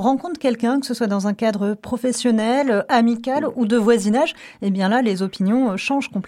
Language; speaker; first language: French; native; French